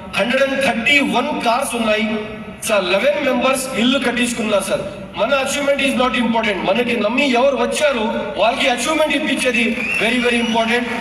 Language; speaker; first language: Telugu; non-native, local second language; Urdu